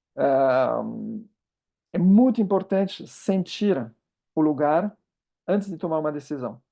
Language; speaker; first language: Portuguese; non-native, fluent; French